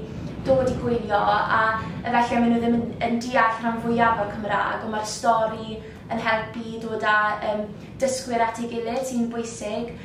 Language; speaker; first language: Welsh; native; Welsh